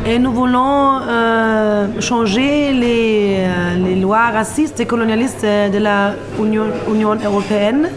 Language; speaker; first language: French; non-native, fluent; Turkish